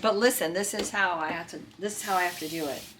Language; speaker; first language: English; native; English